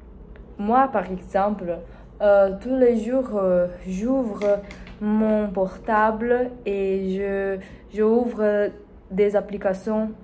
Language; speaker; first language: French; non-native, learner; Spanish